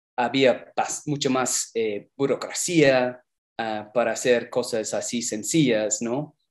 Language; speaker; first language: Spanish; non-native, fluent; English